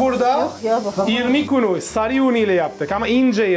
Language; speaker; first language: Turkish; non-native, learner; Italian